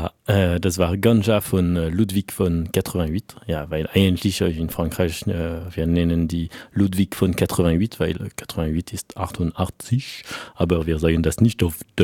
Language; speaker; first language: German; non-native, fluent; French